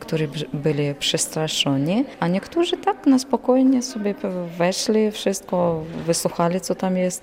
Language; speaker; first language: Polish; non-native, fluent; Ukrainian